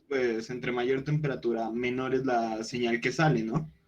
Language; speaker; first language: Spanish; native; Spanish